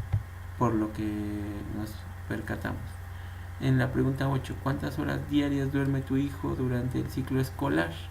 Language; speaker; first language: Spanish; native; Spanish